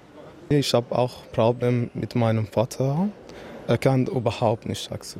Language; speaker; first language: German; non-native, learner; Persian